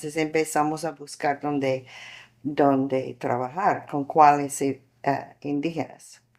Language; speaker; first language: Spanish; non-native, fluent; English